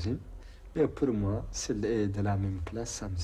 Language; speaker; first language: French; non-native, learner; Arabic